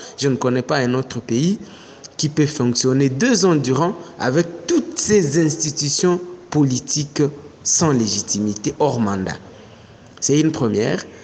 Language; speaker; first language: French; non-native, local second language; Swahili